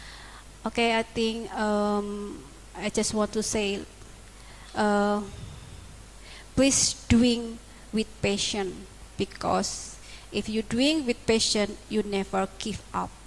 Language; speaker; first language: English; non-native, learner; Indonesian